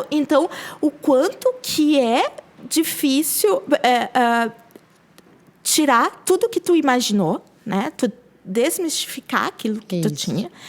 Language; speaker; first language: Portuguese; native; Portuguese